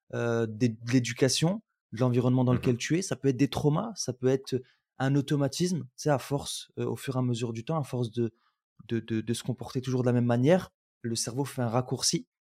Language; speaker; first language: French; native; French